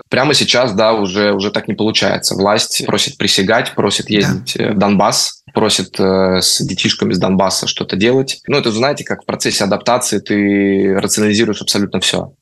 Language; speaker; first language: Russian; native; Russian